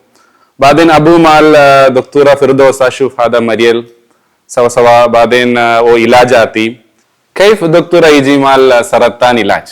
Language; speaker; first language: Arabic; non-native, learner; Malayalam